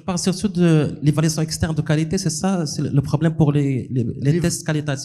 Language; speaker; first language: French; non-native, local second language; Arabic